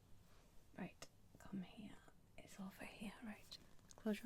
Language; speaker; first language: English; native; English